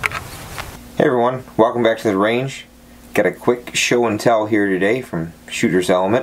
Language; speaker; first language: English; native; English